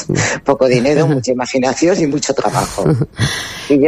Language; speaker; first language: Spanish; native; Spanish